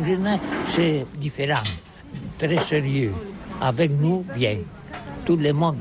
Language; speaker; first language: French; non-native, learner; Catalan